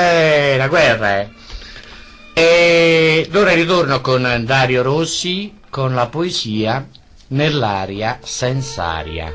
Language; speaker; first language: Italian; native; Italian